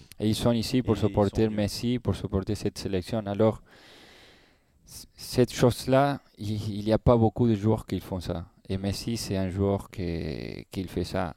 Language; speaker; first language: French; non-native, learner; Spanish